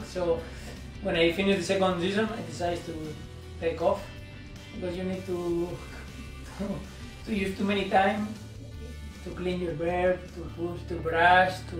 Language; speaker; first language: English; non-native, learner; Spanish